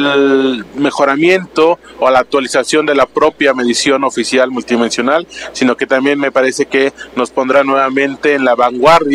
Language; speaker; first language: Spanish; native; Spanish